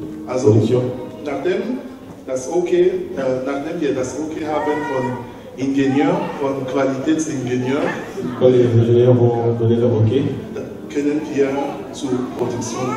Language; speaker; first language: German; non-native, learner; French